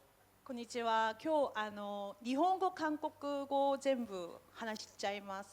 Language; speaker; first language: Japanese; non-native, fluent; Korean